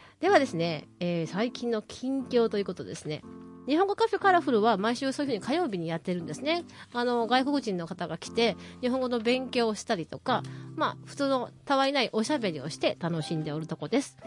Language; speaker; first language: Japanese; native; Japanese